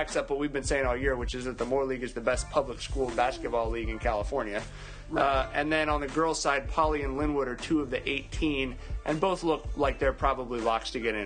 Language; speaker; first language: English; native; English